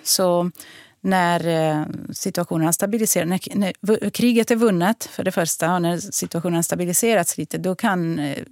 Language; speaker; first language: Swedish; non-native, fluent; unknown